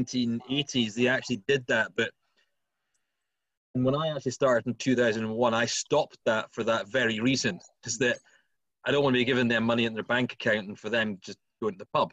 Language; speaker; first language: English; native; English